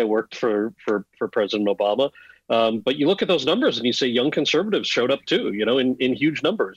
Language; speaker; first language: English; native; English